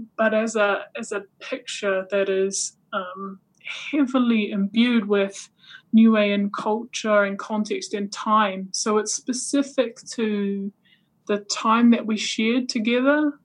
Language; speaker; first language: English; native; English